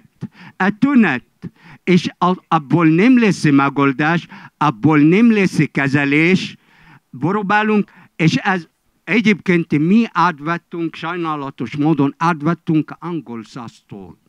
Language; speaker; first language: Hungarian; non-native, fluent; Arabic